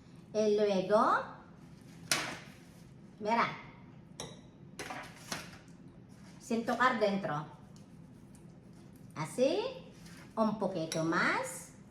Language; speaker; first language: Spanish; non-native, fluent; Filipino